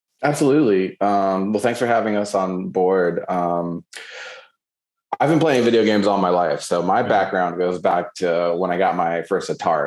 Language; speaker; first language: English; native; English